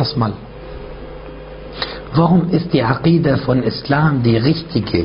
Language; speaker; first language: German; non-native, fluent; Arabic